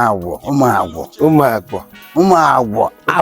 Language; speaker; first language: Igbo; native; Igbo